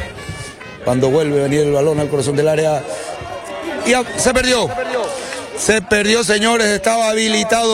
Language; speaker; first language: Spanish; native; Spanish